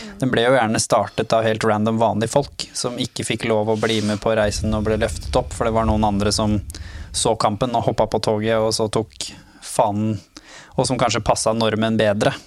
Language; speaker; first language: Norwegian; early bilingual, other home language; Somali